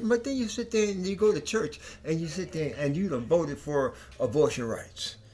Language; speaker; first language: English; native; English